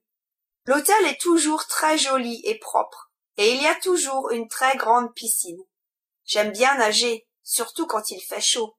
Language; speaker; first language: French; non-native, learner; English